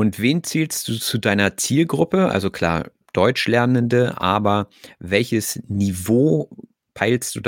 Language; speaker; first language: German; native; German